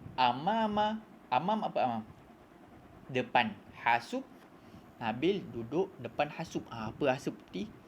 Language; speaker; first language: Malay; native; Malay